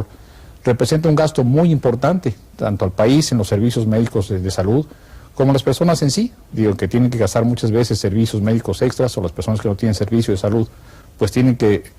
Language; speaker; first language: Spanish; native; Spanish